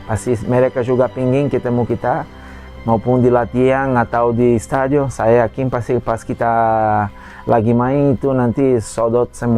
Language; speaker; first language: Indonesian; non-native, fluent; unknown